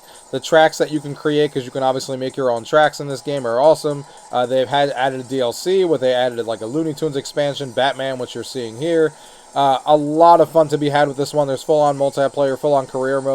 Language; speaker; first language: English; native; English